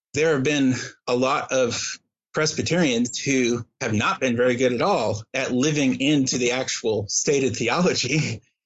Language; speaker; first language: English; native; English